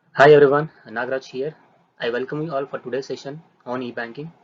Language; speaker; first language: English; non-native, local second language; Kannada